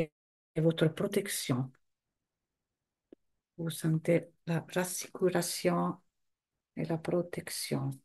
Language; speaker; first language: French; non-native, fluent; Italian